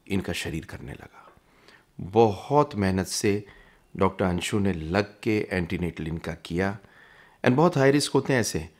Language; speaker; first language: Hindi; native; Hindi